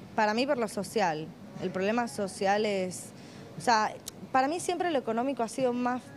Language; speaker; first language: Spanish; native; Spanish